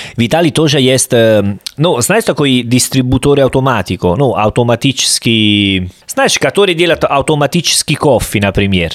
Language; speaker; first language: Russian; non-native, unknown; Italian